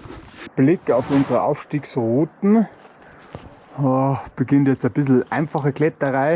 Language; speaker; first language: German; native; German